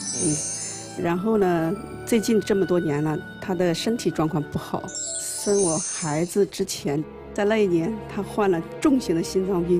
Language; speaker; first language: Chinese; native; Chinese